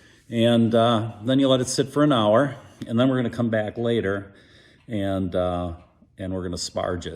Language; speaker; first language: English; native; English